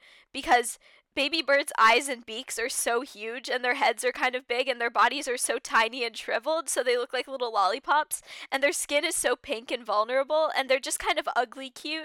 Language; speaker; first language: English; native; English